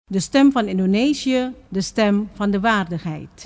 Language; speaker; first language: Dutch; non-native, fluent; Indonesian